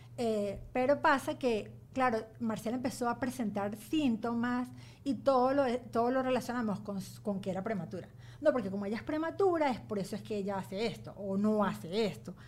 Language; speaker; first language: Spanish; native; Spanish